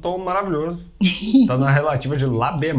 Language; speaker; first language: Portuguese; native; Portuguese